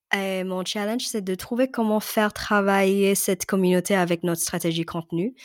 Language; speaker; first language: French; early bilingual, other home language; Cantonese